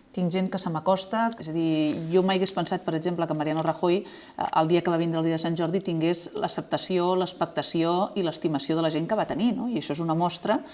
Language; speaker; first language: Catalan; native; Catalan